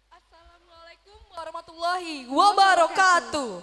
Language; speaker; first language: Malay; non-native, local second language; Minangkabau